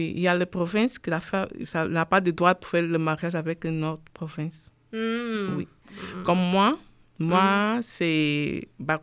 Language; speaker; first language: French; non-native, learner; Portuguese